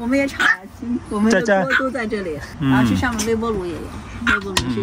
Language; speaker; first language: Chinese; native; Chinese